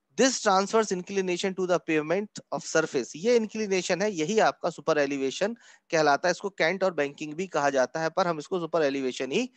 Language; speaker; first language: Hindi; native; Hindi